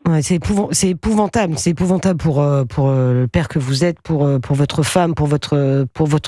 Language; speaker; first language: French; native; French